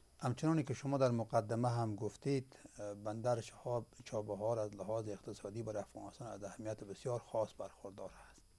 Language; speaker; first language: Persian; native; Persian